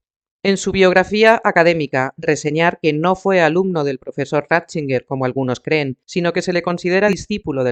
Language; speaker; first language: Spanish; native; Spanish